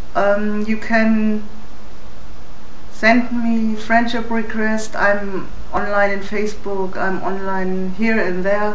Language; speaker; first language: English; non-native, learner; German